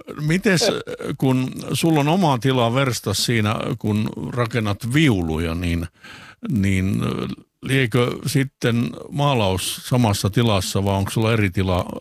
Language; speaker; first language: Finnish; native; Finnish